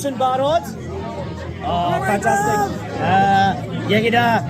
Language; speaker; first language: Welsh; non-native, learner; English